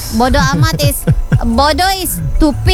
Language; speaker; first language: English; non-native, learner; Indonesian